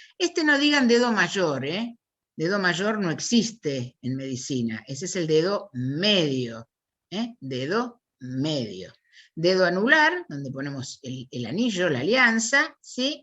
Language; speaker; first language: Spanish; native; Spanish